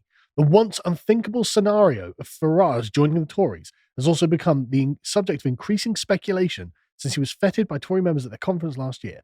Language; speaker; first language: English; native; English